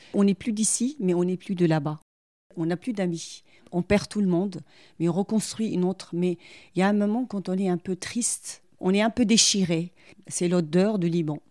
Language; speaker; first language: French; non-native, local second language; Arabic